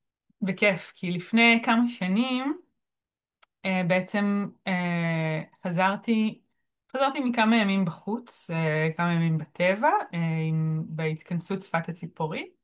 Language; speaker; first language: Hebrew; native; Hebrew